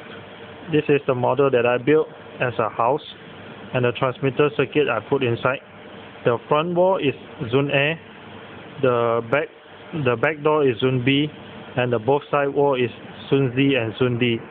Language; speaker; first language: English; non-native, local second language; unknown